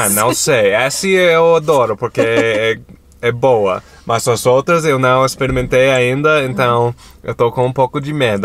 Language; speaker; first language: Portuguese; non-native, fluent; English